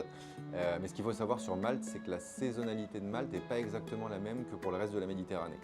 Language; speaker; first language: French; native; French